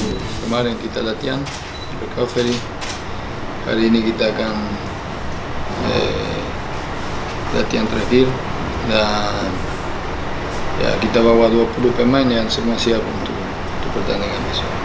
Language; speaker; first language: Indonesian; non-native, fluent; Spanish